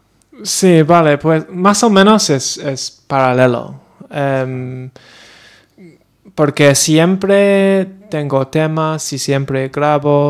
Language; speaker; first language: Spanish; non-native, learner; English